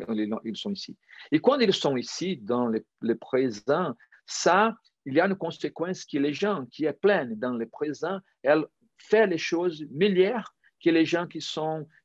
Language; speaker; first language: French; non-native, fluent; Portuguese